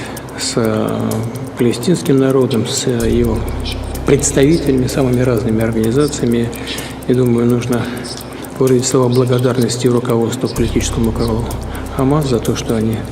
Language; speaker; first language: Russian; native; Russian